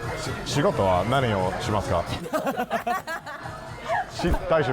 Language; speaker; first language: Japanese; non-native, learner; English